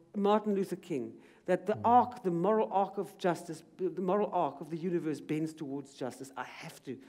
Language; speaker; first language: English; native; English